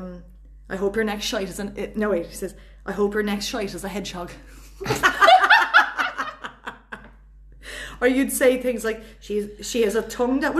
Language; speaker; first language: English; native; English